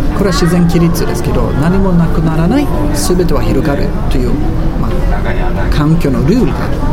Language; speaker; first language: Japanese; non-native, fluent; Swedish